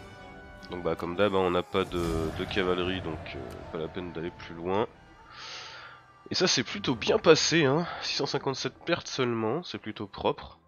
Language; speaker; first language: French; native; French